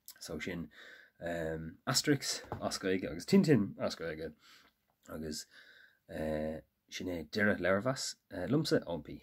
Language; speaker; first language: Irish; native; Irish